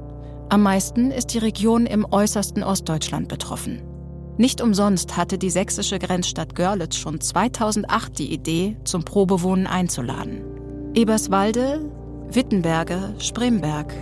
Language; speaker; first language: German; native; German